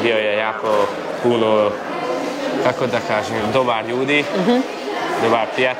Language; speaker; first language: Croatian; non-native, local second language; Hungarian